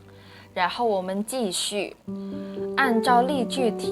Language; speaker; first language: Chinese; non-native, fluent; Indonesian